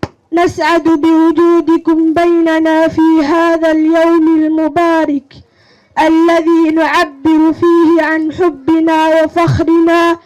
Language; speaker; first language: Arabic; non-native, learner; Somali